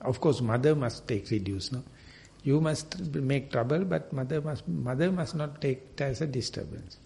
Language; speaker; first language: English; non-native, local second language; Sinhala